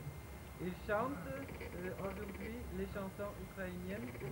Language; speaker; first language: French; non-native, learner; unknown